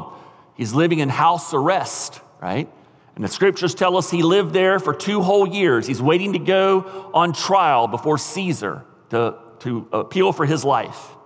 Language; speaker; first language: English; native; English